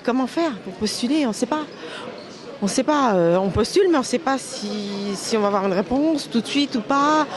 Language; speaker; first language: French; native; French